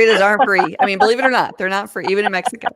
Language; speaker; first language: English; native; English